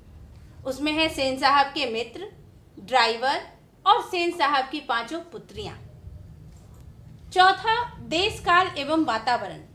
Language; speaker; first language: Hindi; native; Hindi